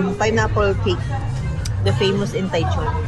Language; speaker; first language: English; non-native, local second language; Filipino